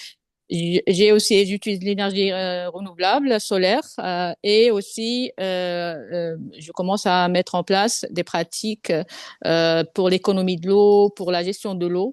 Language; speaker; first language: French; non-native, local second language; Arabic